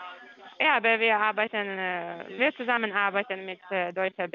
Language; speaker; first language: German; non-native, learner; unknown